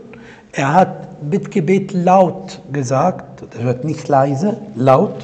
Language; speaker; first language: German; non-native, fluent; Arabic